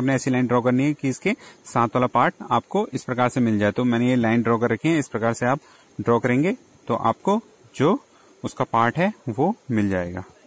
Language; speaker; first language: Hindi; native; Hindi